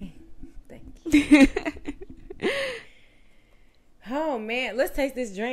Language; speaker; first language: English; native; English